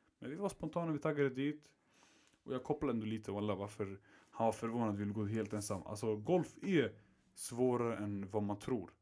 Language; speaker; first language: Swedish; early bilingual, other home language; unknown